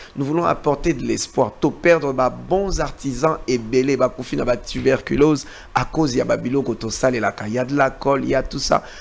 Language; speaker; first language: French; non-native, local second language; Lingala